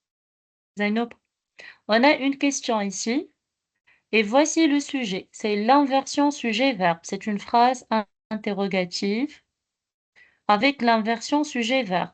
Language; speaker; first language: French; non-native, local second language; Arabic